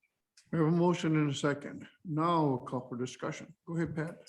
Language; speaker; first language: English; native; English